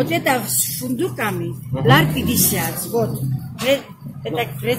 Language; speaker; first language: Russian; non-native, local second language; Georgian